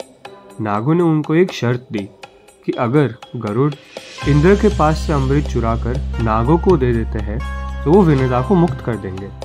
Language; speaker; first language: Hindi; native; Hindi